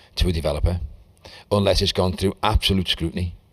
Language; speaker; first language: English; native; English